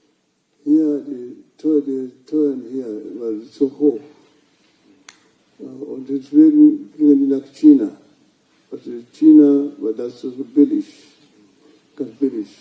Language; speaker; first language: German; non-native, learner; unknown